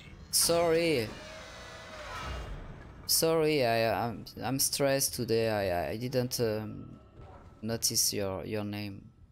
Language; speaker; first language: English; non-native, learner; French